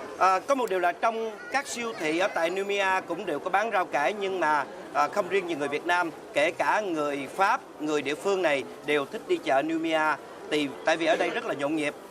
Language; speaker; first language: Vietnamese; native; Vietnamese